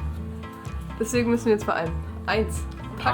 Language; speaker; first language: German; native; German